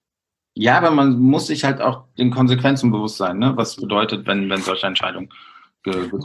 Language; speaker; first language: German; native; German